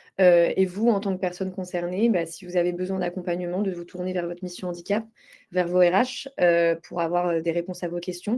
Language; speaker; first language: French; native; French